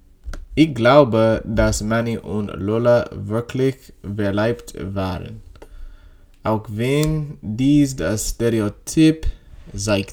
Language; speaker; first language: German; non-native, learner; English